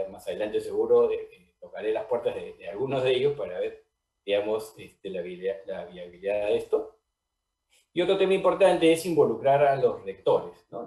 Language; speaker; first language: Spanish; native; Spanish